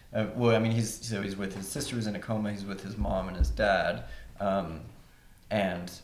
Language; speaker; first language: English; native; English